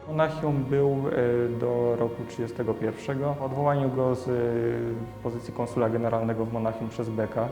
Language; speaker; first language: Polish; native; Polish